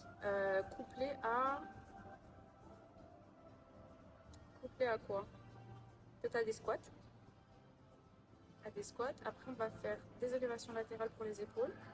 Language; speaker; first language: French; native; French